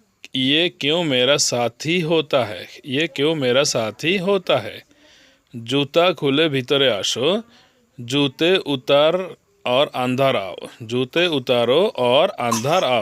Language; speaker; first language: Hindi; non-native, learner; Bangla